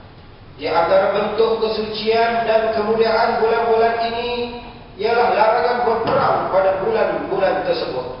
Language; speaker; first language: Malay; native; Malay